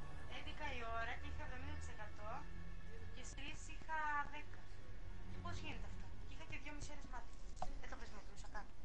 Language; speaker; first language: Greek; native; Greek